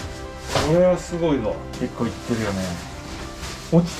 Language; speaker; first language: Japanese; native; Japanese